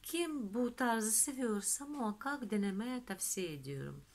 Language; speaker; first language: Turkish; non-native, fluent; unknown